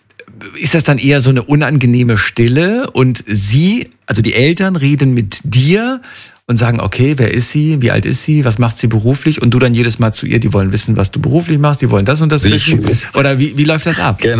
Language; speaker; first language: German; native; German